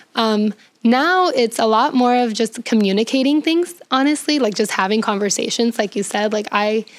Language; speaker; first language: English; early bilingual, other home language; Spanish